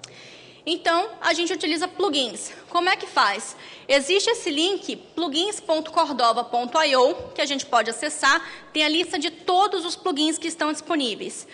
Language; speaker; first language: Portuguese; native; Portuguese